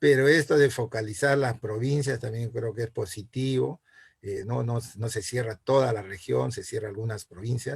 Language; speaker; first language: Spanish; native; Spanish